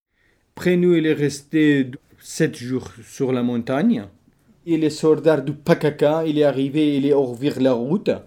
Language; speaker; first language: French; non-native, learner; Kurdish